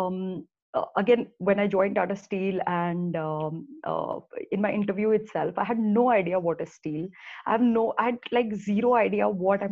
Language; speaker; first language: English; non-native, local second language; Hindi